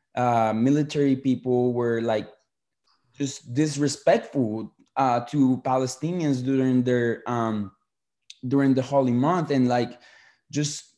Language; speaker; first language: English; early bilingual, other home language; Spanish